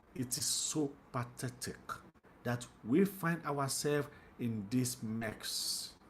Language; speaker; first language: English; non-native, local second language; Yoruba